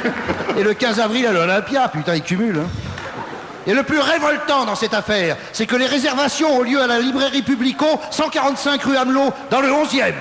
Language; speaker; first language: French; native; French